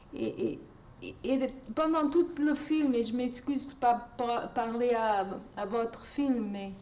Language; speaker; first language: French; non-native, fluent; Portuguese